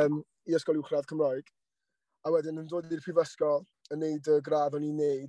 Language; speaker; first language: Welsh; non-native, local second language; English